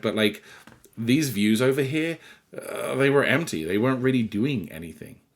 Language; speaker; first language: English; native; English